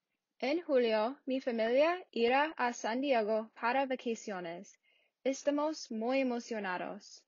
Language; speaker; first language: Spanish; non-native, learner; English